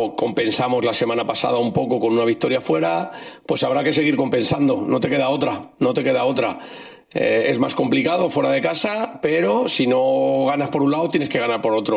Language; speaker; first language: Spanish; native; Spanish